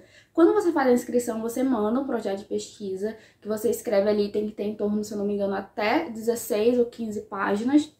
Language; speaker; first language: Portuguese; native; Portuguese